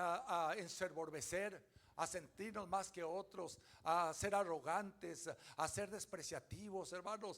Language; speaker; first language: Spanish; native; Spanish